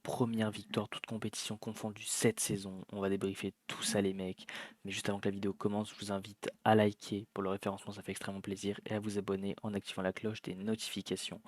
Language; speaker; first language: French; native; French